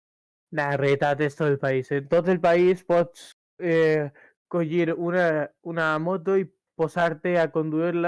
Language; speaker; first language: Catalan; early bilingual, other home language; Urdu